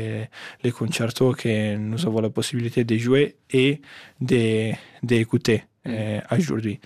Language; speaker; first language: French; non-native, fluent; Italian